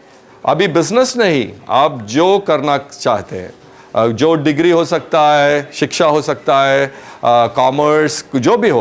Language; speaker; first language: Hindi; non-native, local second language; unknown